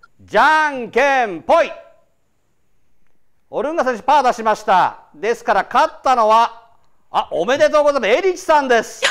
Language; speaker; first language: Japanese; native; Japanese